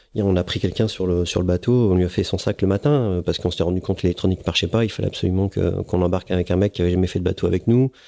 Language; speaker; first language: French; native; French